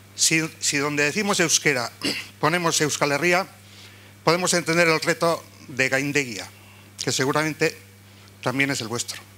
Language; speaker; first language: Spanish; non-native, local second language; Basque